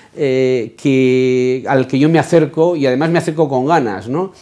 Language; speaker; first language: Spanish; native; Spanish